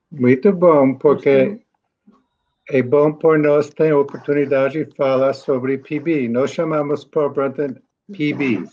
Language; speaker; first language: Portuguese; non-native, learner; English